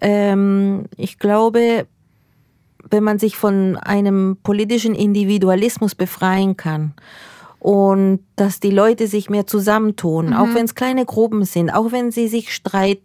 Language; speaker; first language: German; early bilingual, other home language; Spanish